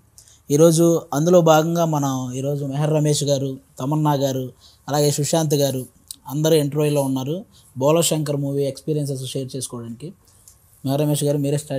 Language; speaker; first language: Telugu; native; Telugu